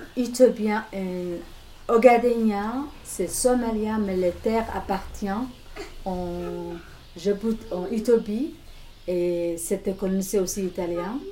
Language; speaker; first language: French; non-native, learner; Somali